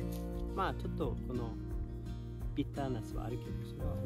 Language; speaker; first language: Japanese; non-native, fluent; Swedish